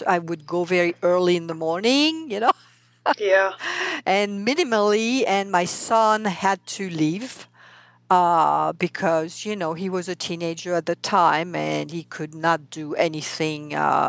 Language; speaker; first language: English; non-native, fluent; French